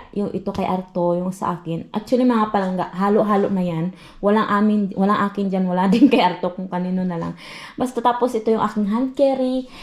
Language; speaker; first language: Filipino; non-native, local second language; Cebuano